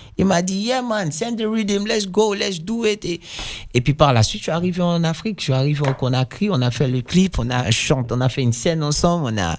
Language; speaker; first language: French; non-native, fluent; Dutch